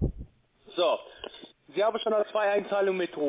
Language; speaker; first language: German; non-native, learner; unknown